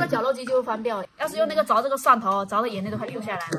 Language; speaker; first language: Chinese; native; Chinese